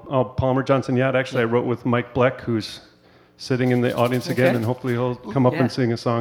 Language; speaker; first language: English; native; English